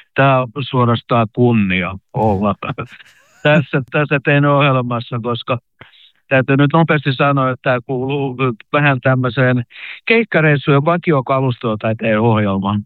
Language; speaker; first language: Finnish; native; Finnish